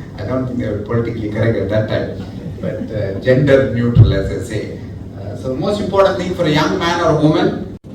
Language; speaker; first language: English; non-native, local second language; Tamil